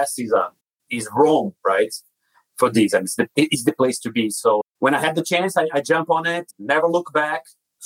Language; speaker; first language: English; non-native, fluent; Portuguese